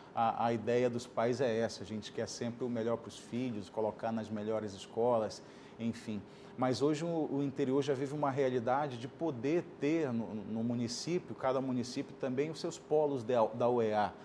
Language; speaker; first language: Portuguese; native; Portuguese